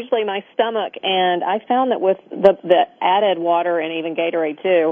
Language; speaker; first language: English; native; English